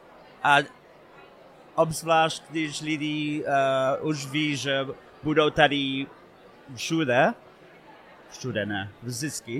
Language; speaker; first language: Czech; non-native, fluent; English